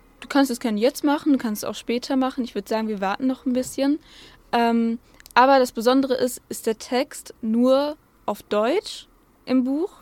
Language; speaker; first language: German; native; German